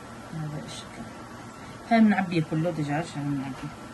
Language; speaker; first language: Arabic; native; Arabic